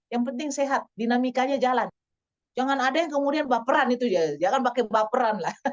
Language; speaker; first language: Indonesian; native; Indonesian